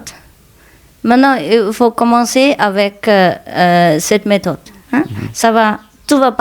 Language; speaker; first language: French; non-native, fluent; Vietnamese